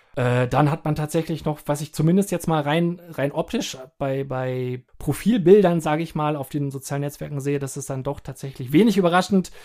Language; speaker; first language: German; native; German